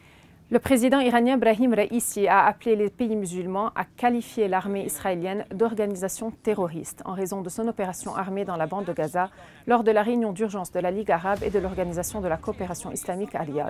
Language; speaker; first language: French; non-native, local second language; Arabic